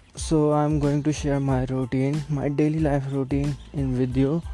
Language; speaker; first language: English; non-native, local second language; Hindi